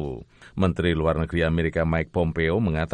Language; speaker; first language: Indonesian; native; Indonesian